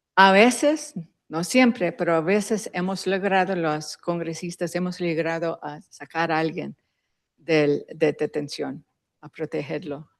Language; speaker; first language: Spanish; early bilingual, heritage; Spanish